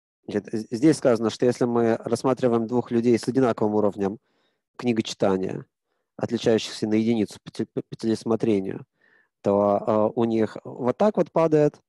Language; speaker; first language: Russian; native; Russian